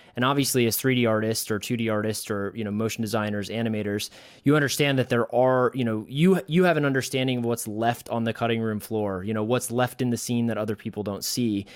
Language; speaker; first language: English; native; English